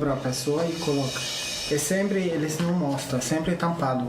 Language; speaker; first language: Portuguese; early bilingual, other home language; Arabic